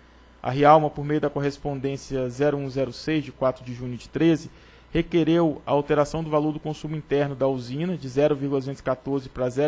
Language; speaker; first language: Portuguese; native; Portuguese